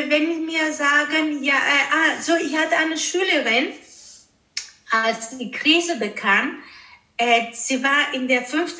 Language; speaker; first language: German; early bilingual, other home language; Greek